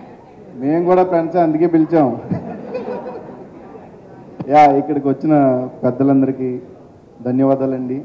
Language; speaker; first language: Telugu; native; Telugu